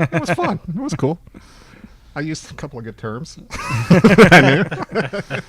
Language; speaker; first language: English; native; English